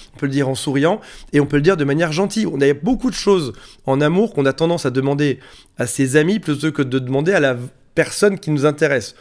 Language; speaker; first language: French; native; French